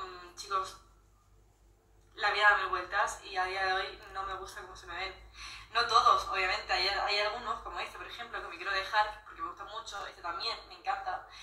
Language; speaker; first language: Spanish; native; Spanish